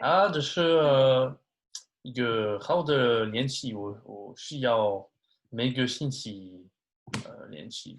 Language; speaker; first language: Chinese; non-native, learner; French